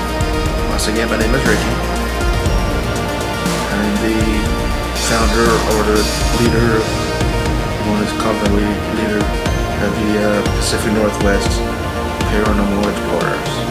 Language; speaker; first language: English; native; English